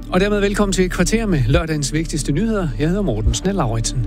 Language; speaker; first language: Danish; native; Danish